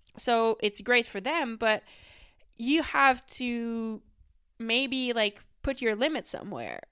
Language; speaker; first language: English; non-native, fluent; French